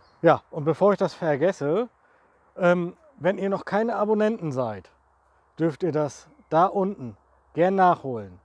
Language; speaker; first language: German; native; German